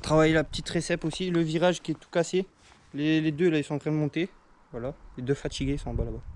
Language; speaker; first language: French; native; French